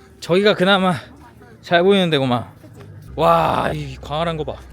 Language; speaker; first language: Korean; native; Korean